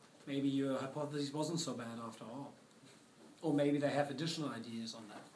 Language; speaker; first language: English; non-native, fluent; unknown